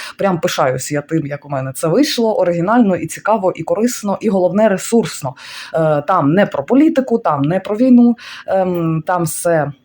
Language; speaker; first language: Ukrainian; non-native, local second language; Russian